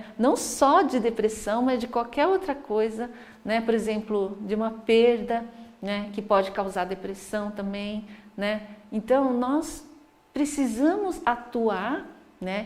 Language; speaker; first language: Portuguese; native; Portuguese